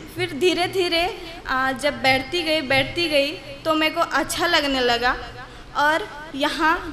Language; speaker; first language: Hindi; native; Hindi